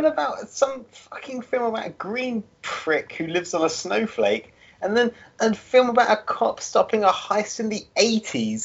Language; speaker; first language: English; native; English